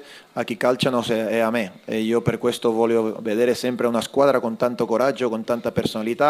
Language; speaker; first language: Italian; non-native, fluent; Spanish